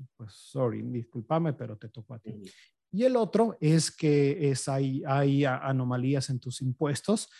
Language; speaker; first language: Spanish; native; Spanish